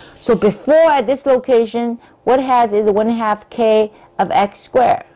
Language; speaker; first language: English; non-native, fluent; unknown